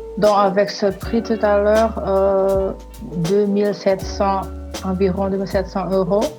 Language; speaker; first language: French; non-native, fluent; Indonesian